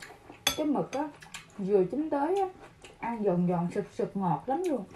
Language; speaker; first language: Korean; non-native, learner; Vietnamese